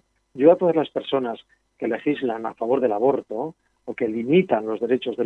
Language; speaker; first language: Spanish; native; Spanish